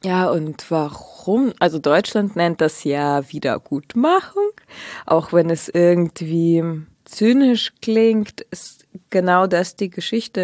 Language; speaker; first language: German; early bilingual, other home language; Russian